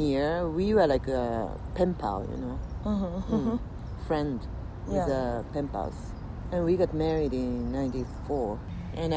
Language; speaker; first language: English; non-native, fluent; Japanese